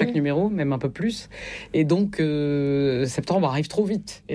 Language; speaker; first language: French; native; French